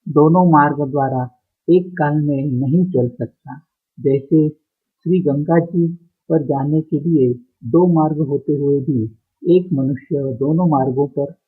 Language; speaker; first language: Hindi; non-native, local second language; Marathi